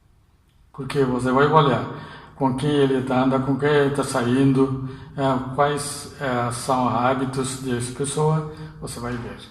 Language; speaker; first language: Portuguese; non-native, fluent; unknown